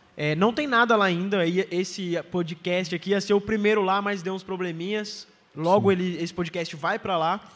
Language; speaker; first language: Portuguese; native; Portuguese